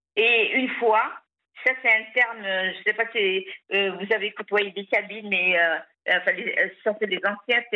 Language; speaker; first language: French; non-native, local second language; Kabyle